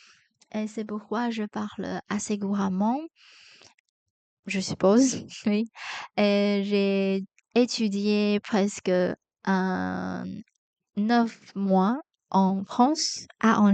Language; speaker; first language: French; non-native, fluent; Chinese